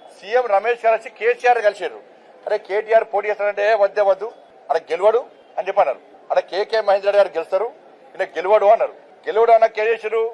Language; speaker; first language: Telugu; native; Telugu